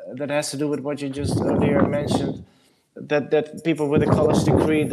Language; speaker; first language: English; non-native, fluent; Dutch